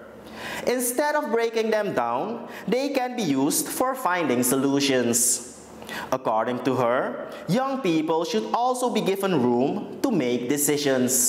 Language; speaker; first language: English; non-native, local second language; Dutch